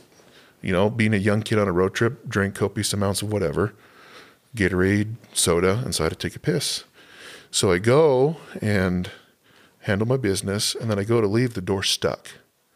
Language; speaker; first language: English; native; English